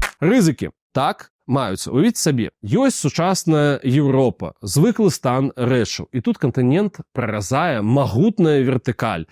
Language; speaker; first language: Belarusian; non-native, local second language; Russian